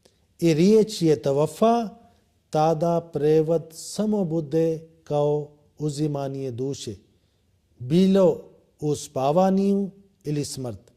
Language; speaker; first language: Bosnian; non-native, learner; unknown